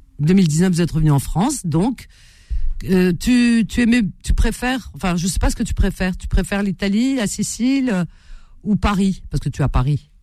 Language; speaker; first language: French; native; French